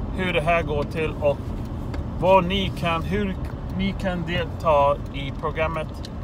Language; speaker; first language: Swedish; non-native, fluent; English